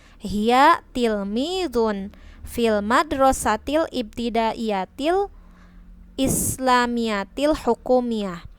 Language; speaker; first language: Arabic; non-native, learner; Indonesian